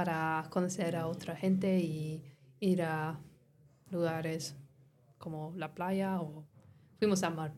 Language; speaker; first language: Spanish; non-native, learner; English